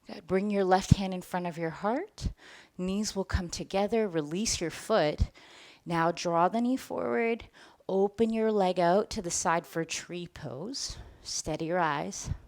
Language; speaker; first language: English; native; English